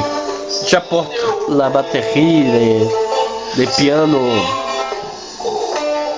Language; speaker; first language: French; non-native, learner; Spanish